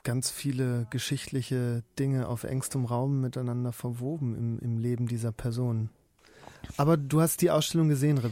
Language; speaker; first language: German; native; German